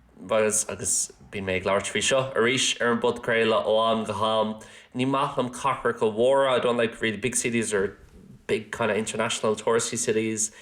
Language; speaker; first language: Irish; non-native, local second language; English